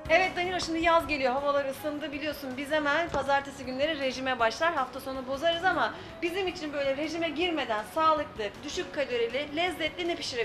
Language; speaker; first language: Turkish; native; Turkish